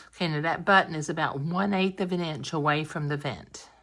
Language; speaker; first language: English; native; English